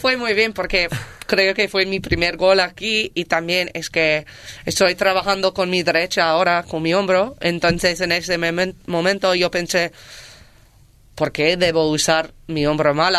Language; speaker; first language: Spanish; non-native, learner; English